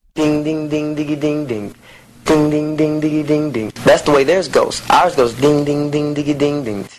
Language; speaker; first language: English; native; English